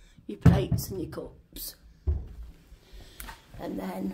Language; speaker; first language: English; native; English